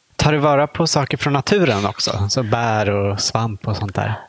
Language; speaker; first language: Swedish; native; Swedish